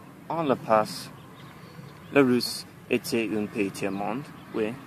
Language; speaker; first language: French; non-native, learner; English